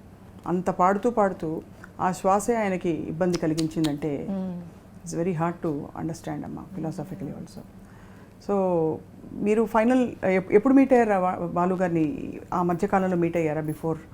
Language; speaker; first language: Telugu; native; Telugu